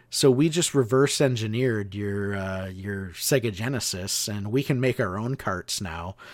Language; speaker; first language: English; native; English